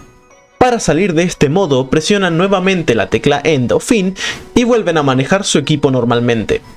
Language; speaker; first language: Spanish; native; Spanish